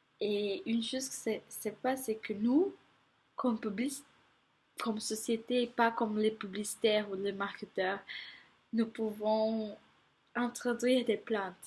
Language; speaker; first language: French; non-native, fluent; Portuguese